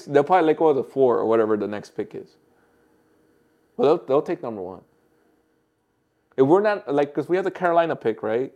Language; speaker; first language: English; early bilingual, other home language; Spanish